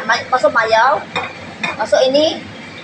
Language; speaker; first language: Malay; non-native, learner; Filipino